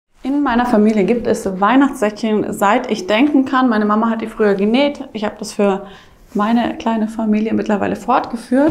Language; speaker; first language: German; native; German